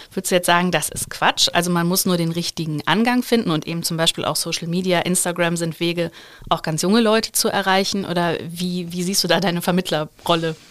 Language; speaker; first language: German; native; German